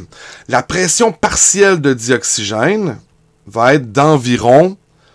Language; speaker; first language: French; native; French